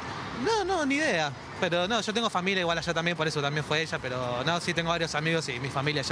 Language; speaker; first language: Spanish; native; Spanish